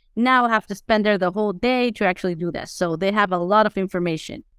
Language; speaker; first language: English; non-native, fluent; Spanish